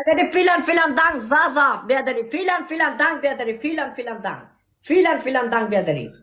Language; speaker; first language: German; non-native, learner; Persian